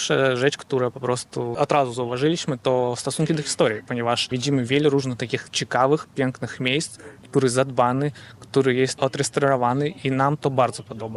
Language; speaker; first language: Polish; non-native, learner; Russian